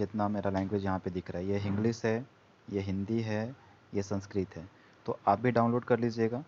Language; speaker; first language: Hindi; native; Hindi